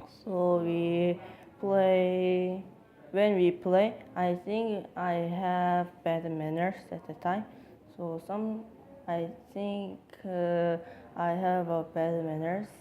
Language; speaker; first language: English; non-native, learner; Korean